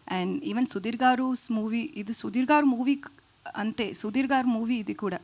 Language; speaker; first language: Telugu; non-native, learner; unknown